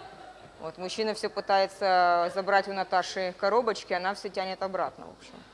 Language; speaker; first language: Russian; native; Russian